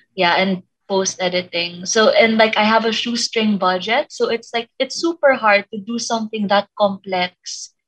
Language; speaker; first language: English; non-native, local second language; Filipino